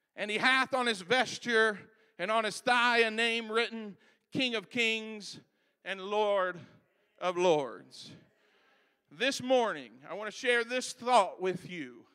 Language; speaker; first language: English; native; English